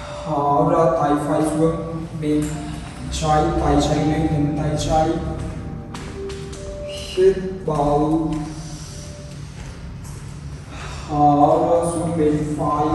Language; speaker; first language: Vietnamese; non-native, learner; Hindi